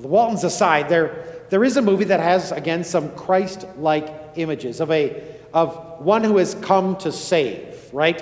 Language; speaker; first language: English; native; English